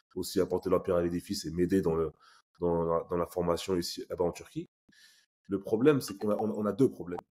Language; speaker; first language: French; native; French